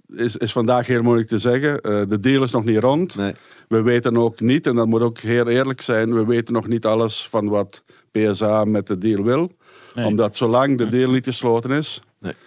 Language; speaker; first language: Dutch; native; Dutch